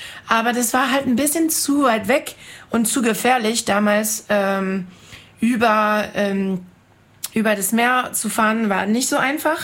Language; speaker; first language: German; non-native, fluent; French